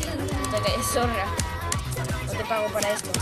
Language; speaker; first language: Spanish; native; Spanish